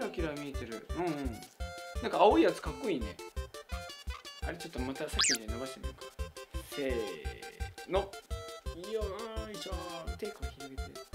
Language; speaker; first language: Japanese; native; Japanese